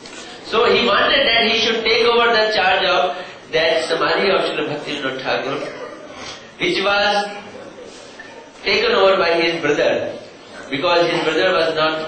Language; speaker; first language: English; non-native, local second language; Hindi